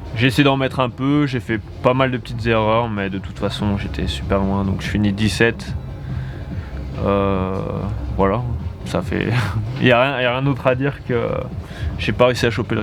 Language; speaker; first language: French; native; French